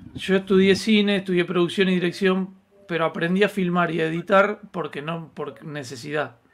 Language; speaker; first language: Spanish; native; Spanish